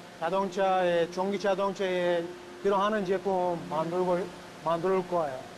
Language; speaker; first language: Korean; non-native, learner; Uzbek